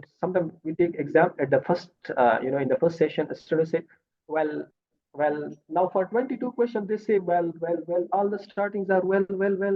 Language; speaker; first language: English; non-native, fluent; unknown